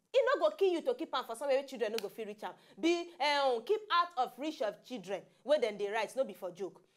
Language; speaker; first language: Nigerian Pidgin; native; Nigerian Pidgin